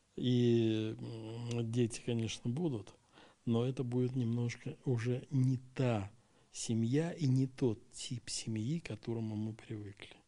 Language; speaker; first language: Russian; native; Russian